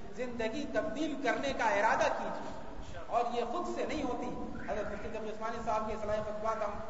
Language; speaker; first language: Urdu; native; Urdu